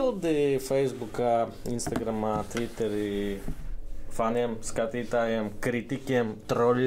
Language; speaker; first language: Latvian; native; Latvian